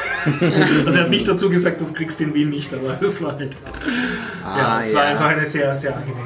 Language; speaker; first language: German; native; German